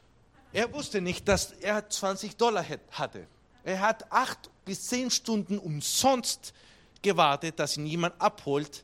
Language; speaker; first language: German; non-native, fluent; Spanish